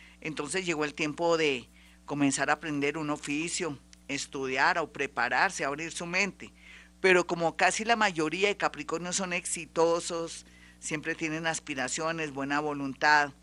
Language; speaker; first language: Spanish; native; Spanish